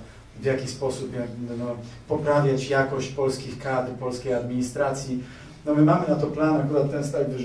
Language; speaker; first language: Polish; native; Polish